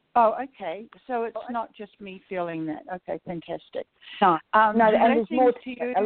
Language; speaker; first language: English; native; English